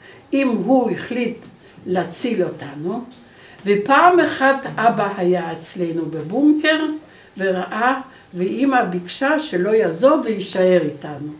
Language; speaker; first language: Hebrew; non-native, fluent; Polish